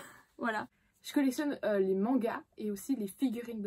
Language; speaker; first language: French; native; French